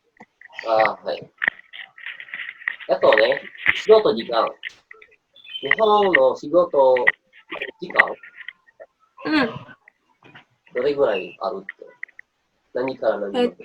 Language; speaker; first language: Japanese; non-native, learner; Indonesian